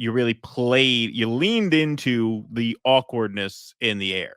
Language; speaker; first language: English; native; English